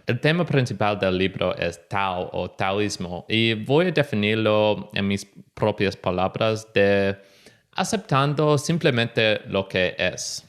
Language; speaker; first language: Spanish; non-native, fluent; English